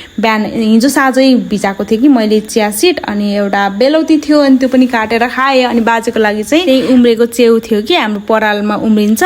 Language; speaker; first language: Nepali; non-native, local second language; Dangaura Tharu